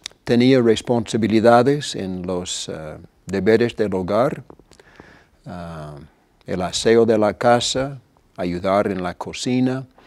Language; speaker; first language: Spanish; non-native, fluent; English